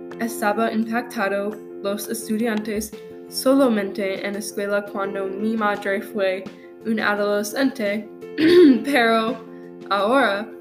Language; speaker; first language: Spanish; non-native, learner; English